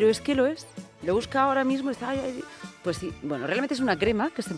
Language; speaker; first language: Spanish; native; Spanish